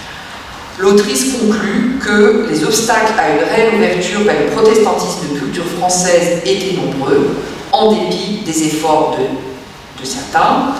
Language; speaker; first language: French; native; French